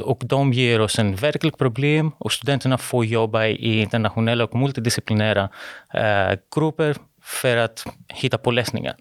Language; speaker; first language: Swedish; non-native, fluent; Greek